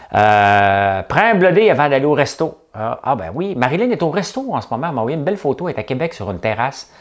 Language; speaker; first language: French; native; French